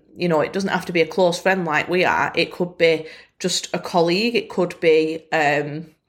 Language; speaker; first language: English; native; English